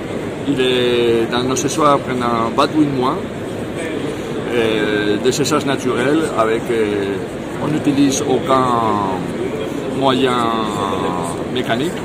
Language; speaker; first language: French; non-native, fluent; Spanish